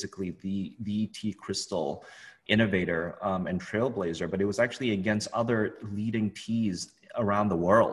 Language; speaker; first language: English; non-native, local second language; Cantonese